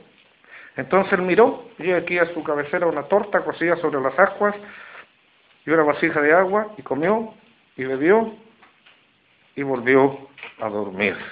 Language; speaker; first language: Spanish; native; Spanish